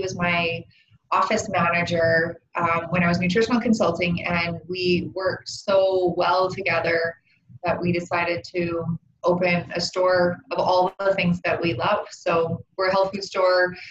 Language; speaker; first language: English; native; English